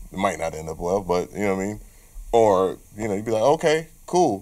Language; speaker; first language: English; native; English